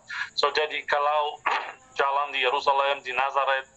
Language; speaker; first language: Indonesian; non-native, fluent; Arabic